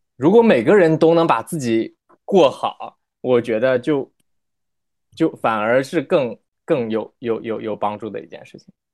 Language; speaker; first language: Chinese; native; Chinese